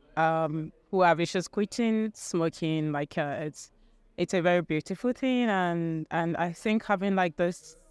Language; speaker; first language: English; non-native, local second language; Yoruba